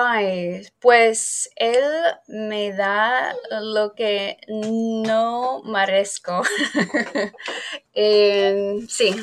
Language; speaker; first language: Spanish; non-native, fluent; English